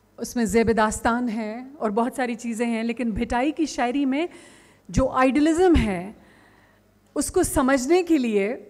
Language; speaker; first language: Urdu; non-native, local second language; Sindhi